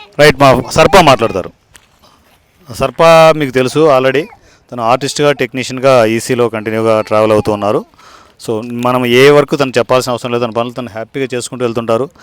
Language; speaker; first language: Telugu; native; Telugu